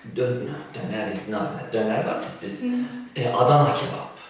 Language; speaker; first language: English; non-native, learner; Turkish